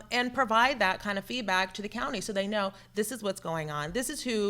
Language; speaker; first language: English; native; English